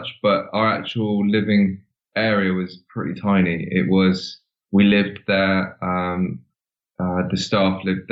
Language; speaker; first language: English; native; English